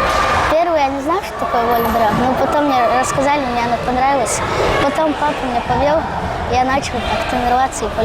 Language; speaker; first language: Russian; non-native, local second language; Ingush